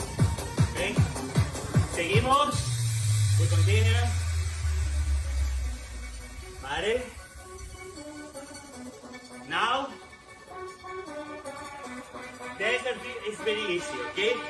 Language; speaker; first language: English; non-native, learner; Spanish